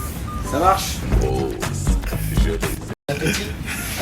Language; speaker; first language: French; native; French